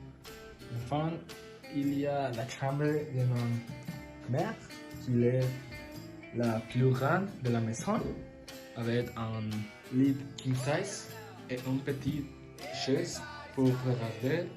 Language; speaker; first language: French; non-native, learner; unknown